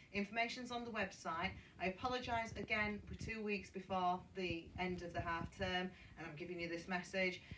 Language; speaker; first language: English; native; English